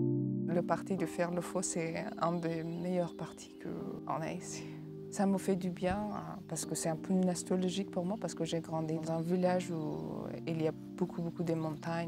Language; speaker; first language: French; non-native, learner; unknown